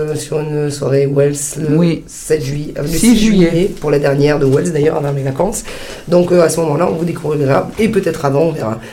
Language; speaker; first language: French; early bilingual, heritage; Italian